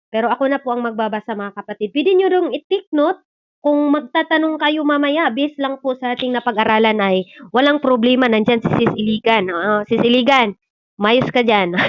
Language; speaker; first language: Filipino; non-native, local second language; Cebuano